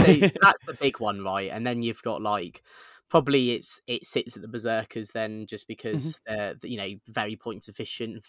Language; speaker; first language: English; native; English